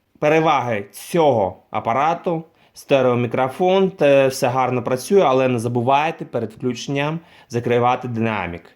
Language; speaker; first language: Ukrainian; non-native, local second language; Russian